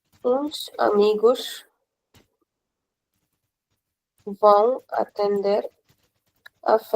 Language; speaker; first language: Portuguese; non-native, fluent; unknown